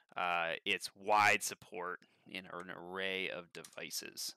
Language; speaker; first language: English; native; English